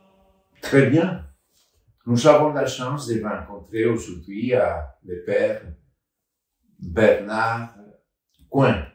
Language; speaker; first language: French; non-native, fluent; Spanish